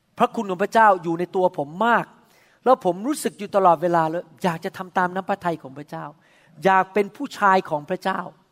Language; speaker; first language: Thai; native; Thai